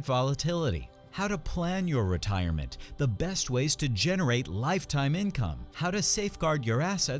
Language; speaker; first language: English; native; English